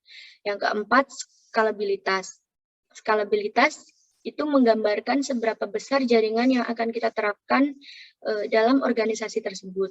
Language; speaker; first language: Indonesian; native; Indonesian